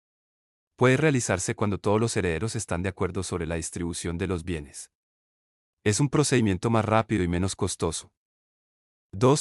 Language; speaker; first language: Spanish; native; Spanish